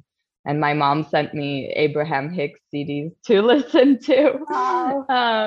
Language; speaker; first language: English; non-native, fluent; Polish